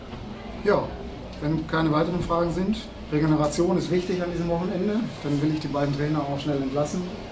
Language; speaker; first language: German; native; German